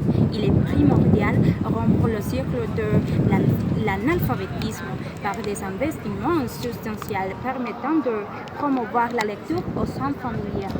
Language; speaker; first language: French; non-native, learner; Spanish